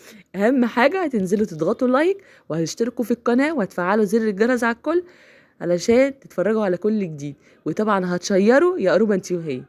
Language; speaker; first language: Arabic; native; Arabic